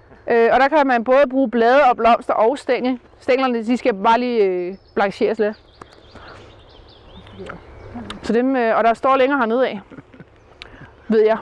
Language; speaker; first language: Danish; native; Danish